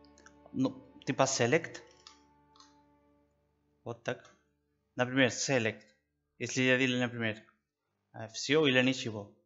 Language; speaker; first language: Russian; non-native, learner; Spanish